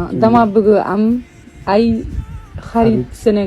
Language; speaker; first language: Wolof; non-native, learner; French